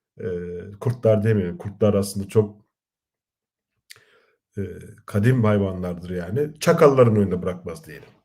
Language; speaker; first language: Turkish; native; Turkish